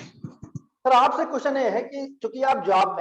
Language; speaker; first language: Hindi; native; Hindi